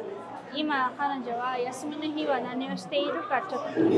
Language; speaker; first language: Japanese; non-native, fluent; Filipino